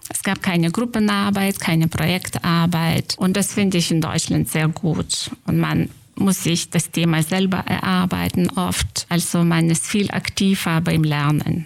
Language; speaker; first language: German; non-native, fluent; Lithuanian